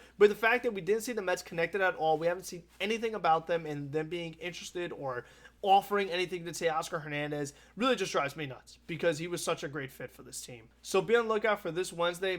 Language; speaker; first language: English; native; English